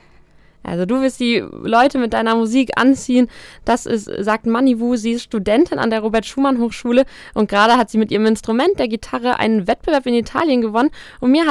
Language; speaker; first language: German; native; German